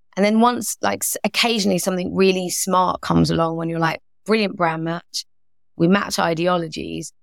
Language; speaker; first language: English; native; English